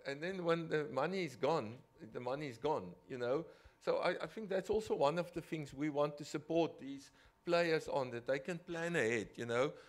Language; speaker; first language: English; non-native, local second language; Afrikaans